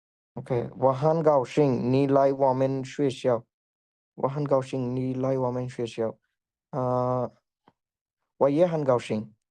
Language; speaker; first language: Chinese; non-native, learner; Bangla